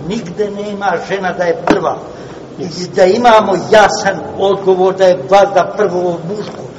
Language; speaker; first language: Bosnian; native; Bosnian